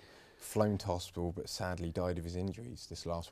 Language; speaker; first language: English; native; English